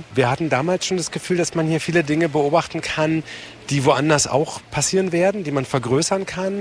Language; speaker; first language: German; native; German